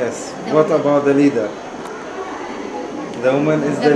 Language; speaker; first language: English; non-native, fluent; Arabic